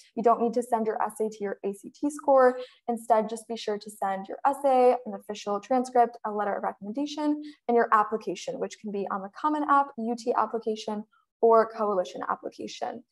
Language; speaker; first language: English; native; English